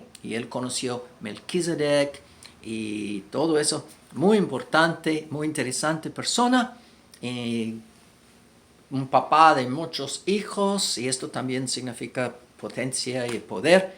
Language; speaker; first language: Spanish; non-native, fluent; English